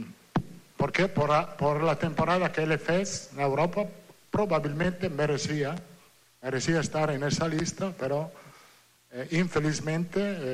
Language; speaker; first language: Portuguese; non-native, learner; Italian